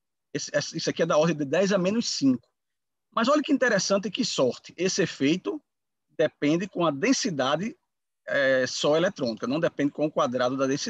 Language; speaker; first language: Portuguese; native; Portuguese